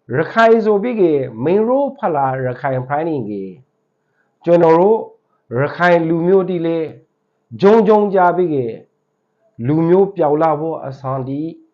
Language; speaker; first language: Burmese; native; Burmese